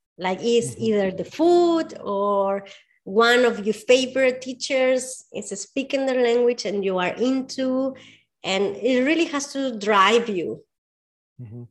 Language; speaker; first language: English; non-native, fluent; Spanish